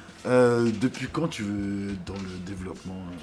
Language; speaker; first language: French; native; French